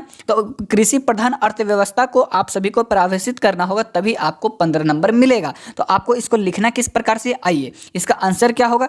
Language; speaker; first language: Hindi; native; Hindi